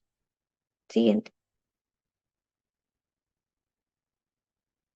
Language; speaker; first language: Spanish; native; Spanish